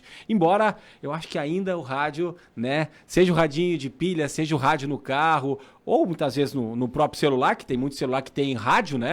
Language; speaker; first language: Portuguese; native; Portuguese